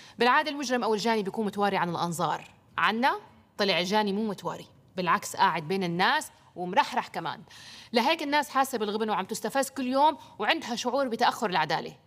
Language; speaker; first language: Arabic; native; Arabic